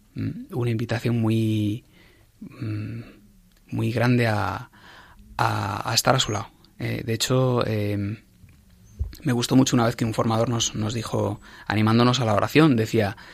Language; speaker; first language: Spanish; native; Spanish